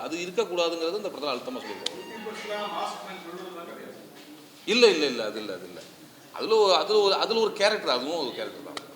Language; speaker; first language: Tamil; native; Tamil